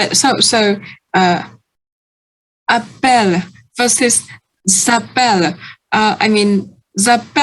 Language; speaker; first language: French; non-native, learner; Vietnamese